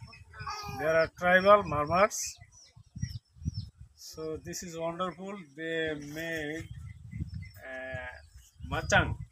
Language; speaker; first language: English; non-native, learner; Bangla